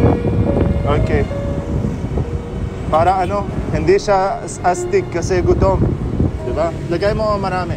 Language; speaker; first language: Filipino; non-native, learner; Arabic